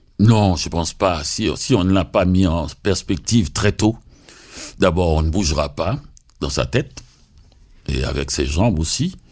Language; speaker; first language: French; non-native, local second language; Haitian Creole